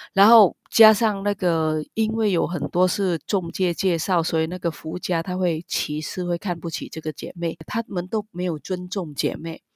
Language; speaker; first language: Chinese; non-native, fluent; Vietnamese